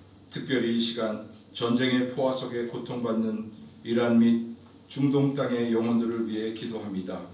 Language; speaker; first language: Korean; native; Korean